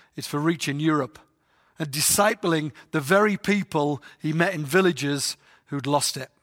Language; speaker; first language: English; native; English